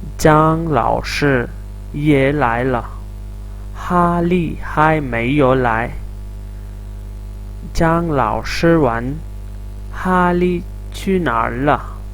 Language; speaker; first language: Chinese; non-native, fluent; Urdu